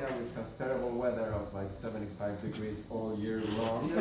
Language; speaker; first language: English; non-native, fluent; Spanish